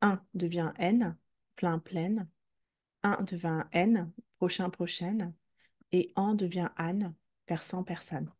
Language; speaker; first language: French; native; French